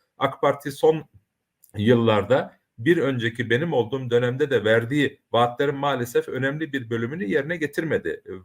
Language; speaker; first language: Turkish; early bilingual, heritage; Turkish